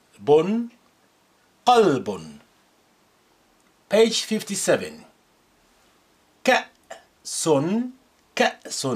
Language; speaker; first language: Arabic; non-native, fluent; English